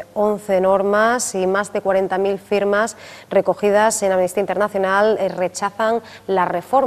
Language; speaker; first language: Spanish; native; Spanish